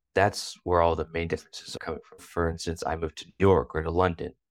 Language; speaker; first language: English; native; English